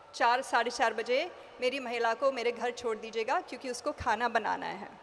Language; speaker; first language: Hindi; native; Hindi